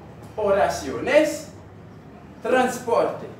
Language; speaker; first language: Spanish; non-native, fluent; Haitian Creole